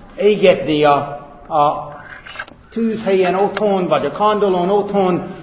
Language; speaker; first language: Hungarian; non-native, fluent; English